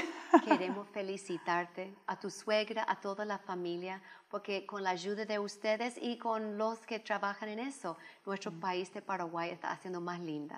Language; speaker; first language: Spanish; non-native, fluent; English